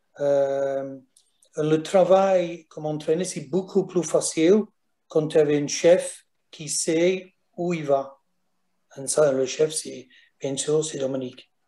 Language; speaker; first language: French; non-native, fluent; English